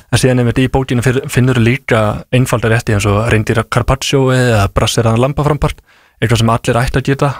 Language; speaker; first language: Icelandic; native; Icelandic